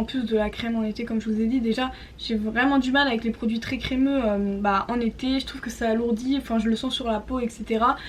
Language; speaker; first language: French; native; French